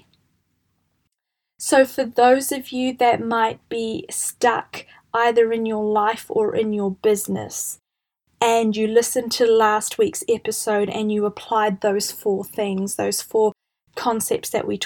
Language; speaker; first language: English; native; English